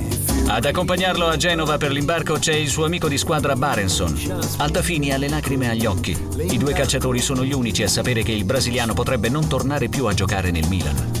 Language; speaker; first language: Italian; native; Italian